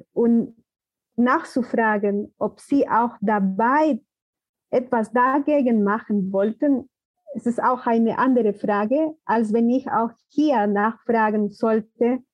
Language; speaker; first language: German; non-native, fluent; Spanish